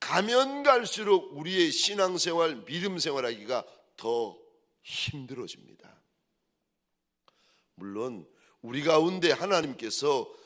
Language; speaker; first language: Korean; native; Korean